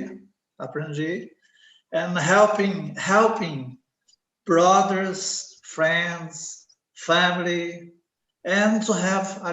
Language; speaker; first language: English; non-native, learner; Portuguese